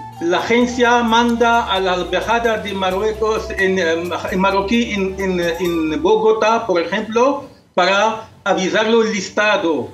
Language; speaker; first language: Spanish; non-native, local second language; Arabic